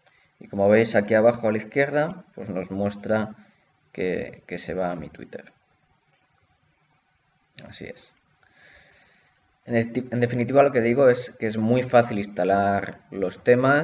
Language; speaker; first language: Spanish; native; Spanish